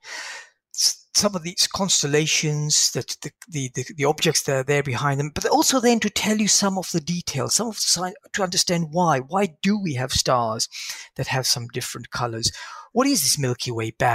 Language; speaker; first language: English; native; English